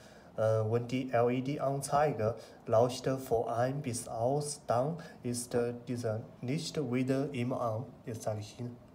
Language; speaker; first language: German; non-native, learner; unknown